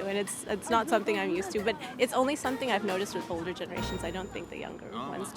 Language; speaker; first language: English; native; English